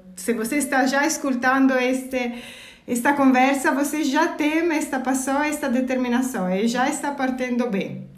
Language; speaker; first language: Portuguese; non-native, learner; Italian